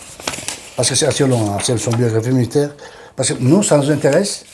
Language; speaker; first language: French; non-native, learner; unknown